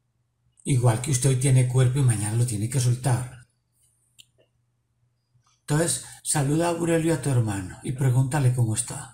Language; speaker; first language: Spanish; native; Spanish